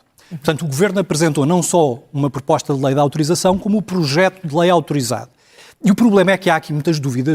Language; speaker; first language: Portuguese; native; Portuguese